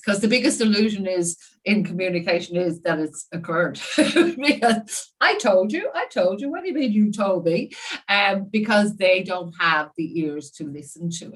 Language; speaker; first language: English; native; English